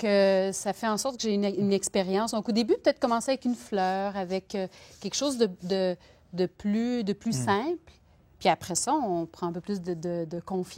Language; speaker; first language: French; native; French